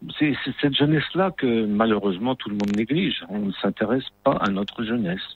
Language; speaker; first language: French; non-native, local second language; Arabic